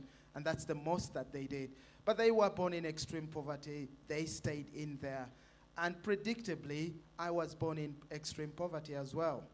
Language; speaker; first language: English; non-native, local second language; Ganda